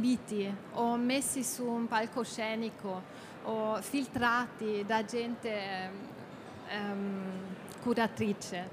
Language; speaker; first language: Italian; non-native, fluent; German